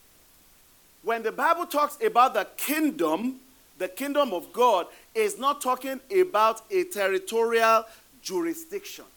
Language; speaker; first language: English; non-native, local second language; Yoruba